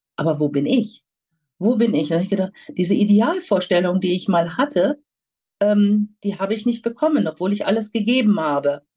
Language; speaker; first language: German; native; German